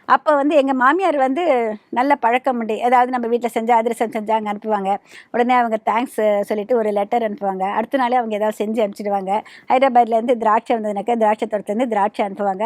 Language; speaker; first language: Tamil; native; Tamil